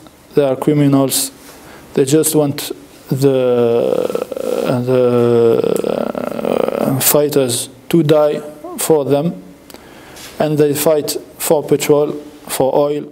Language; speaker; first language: English; non-native, learner; French